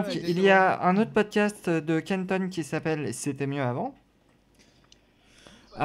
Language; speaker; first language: French; native; French